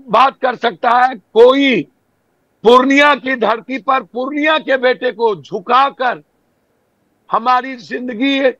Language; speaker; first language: Hindi; native; Hindi